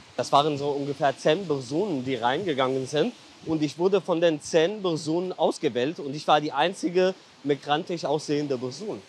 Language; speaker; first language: German; non-native, fluent; Arabic